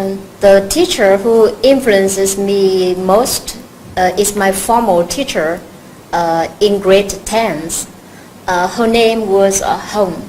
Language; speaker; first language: English; non-native, learner; Vietnamese